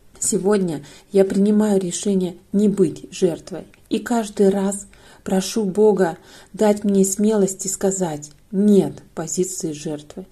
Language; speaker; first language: Russian; non-native, fluent; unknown